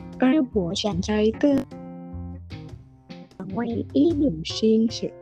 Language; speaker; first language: Chinese; non-native, learner; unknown